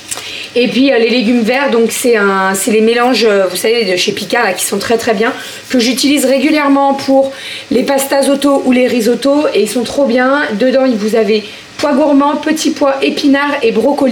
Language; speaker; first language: French; native; French